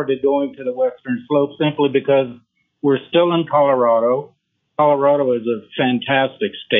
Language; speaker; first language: English; early bilingual, other home language; French